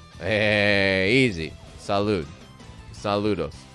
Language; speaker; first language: Spanish; non-native, learner; English